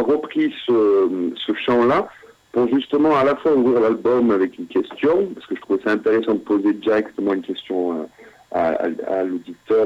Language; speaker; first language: French; non-native, fluent; English